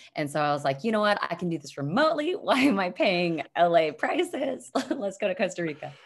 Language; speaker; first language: English; native; English